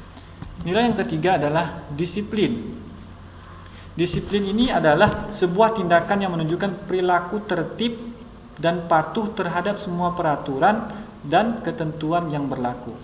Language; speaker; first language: Indonesian; native; Indonesian